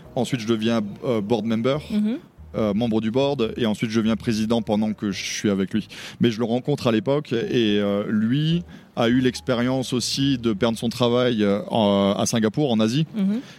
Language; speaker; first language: French; native; French